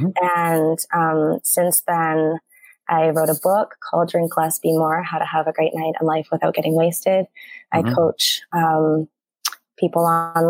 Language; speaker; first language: English; native; English